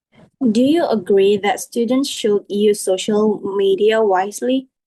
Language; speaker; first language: English; non-native, learner; Indonesian